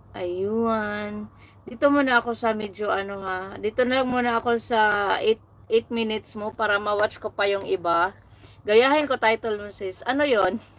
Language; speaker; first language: Filipino; non-native, local second language; Cebuano